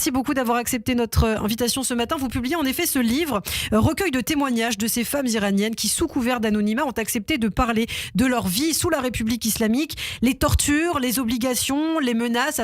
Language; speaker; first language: French; native; French